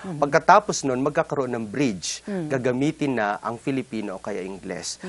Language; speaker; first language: Filipino; non-native, local second language; Waray